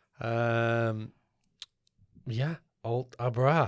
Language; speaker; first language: Norwegian; non-native, learner; English